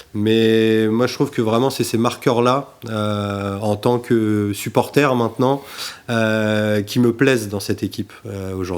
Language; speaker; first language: French; native; French